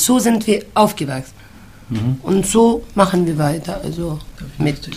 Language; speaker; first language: German; non-native, fluent; Arabic